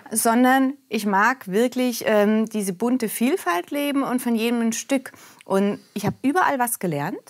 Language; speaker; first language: German; native; German